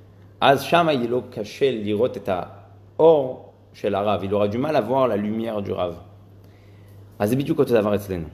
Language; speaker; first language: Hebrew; non-native, fluent; French